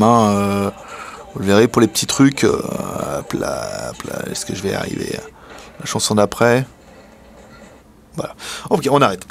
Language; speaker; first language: French; native; French